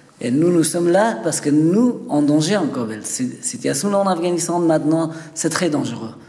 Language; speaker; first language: French; non-native, learner; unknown